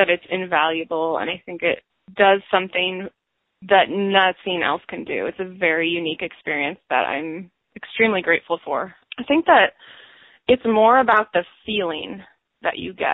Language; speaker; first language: English; native; English